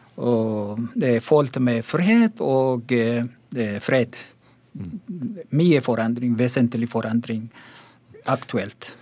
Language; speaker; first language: Norwegian; non-native, learner; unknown